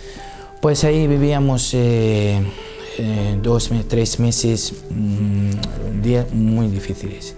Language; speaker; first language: Spanish; non-native, learner; Assyrian Neo-Aramaic